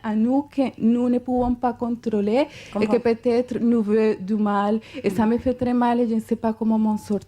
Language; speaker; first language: French; non-native, fluent; Spanish